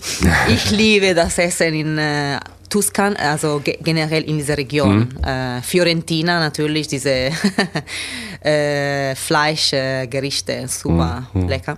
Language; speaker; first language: German; non-native, learner; Italian